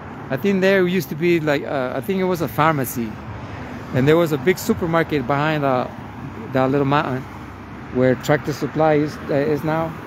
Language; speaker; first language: English; non-native, fluent; Spanish